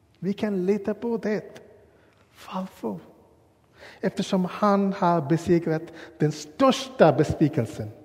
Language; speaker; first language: Swedish; non-native, learner; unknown